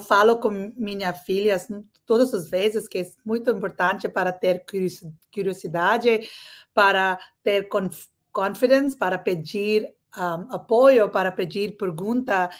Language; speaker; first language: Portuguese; non-native, learner; English